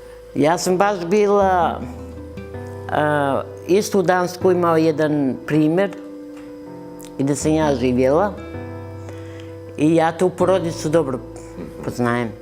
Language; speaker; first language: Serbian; early bilingual, other home language; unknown